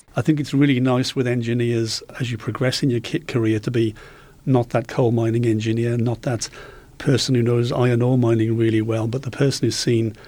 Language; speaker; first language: English; native; English